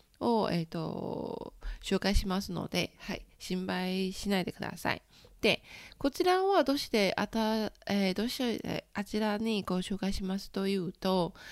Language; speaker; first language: Japanese; non-native, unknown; Chinese